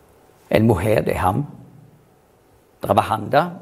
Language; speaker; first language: Spanish; non-native, learner; German